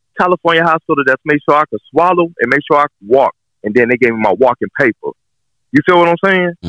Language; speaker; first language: English; native; English